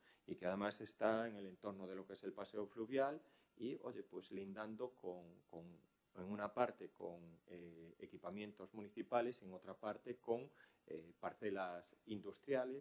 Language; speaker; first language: Spanish; native; Spanish